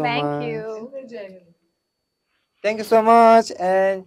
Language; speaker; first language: English; non-native, learner; Korean